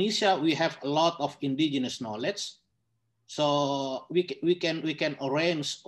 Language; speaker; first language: English; non-native, learner; Indonesian